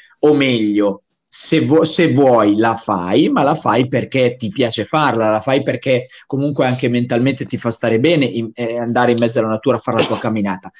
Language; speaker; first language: Italian; native; Italian